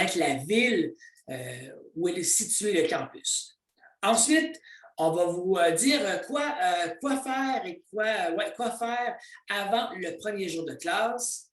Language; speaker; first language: French; native; French